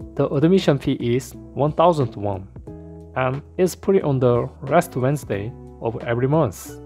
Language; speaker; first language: English; non-native, learner; Korean